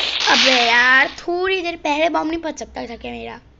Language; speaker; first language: Hindi; native; Hindi